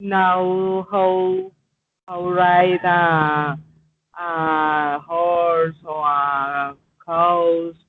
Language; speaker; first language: English; non-native, learner; Spanish